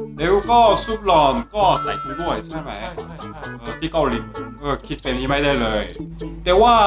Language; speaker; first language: Thai; non-native, learner; Korean